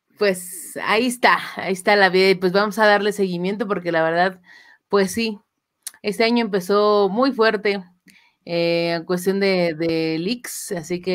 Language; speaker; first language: Spanish; native; Spanish